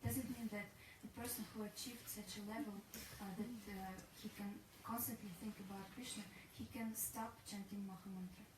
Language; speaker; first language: English; non-native, learner; Russian